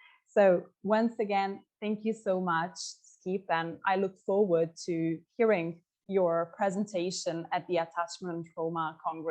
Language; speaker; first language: English; non-native, fluent; Italian